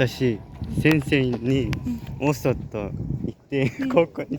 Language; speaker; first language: Japanese; non-native, learner; Mongolian